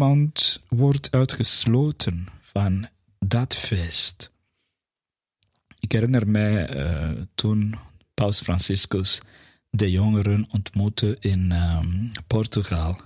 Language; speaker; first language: Dutch; non-native, fluent; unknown